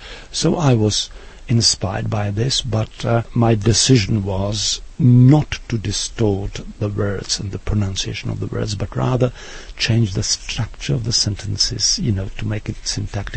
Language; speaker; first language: English; non-native, fluent; Czech